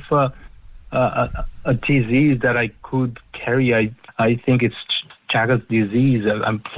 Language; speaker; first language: English; non-native, fluent; Portuguese